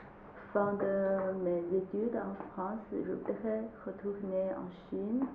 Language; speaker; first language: French; non-native, learner; Chinese